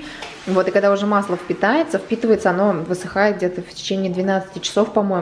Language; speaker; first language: Russian; native; Russian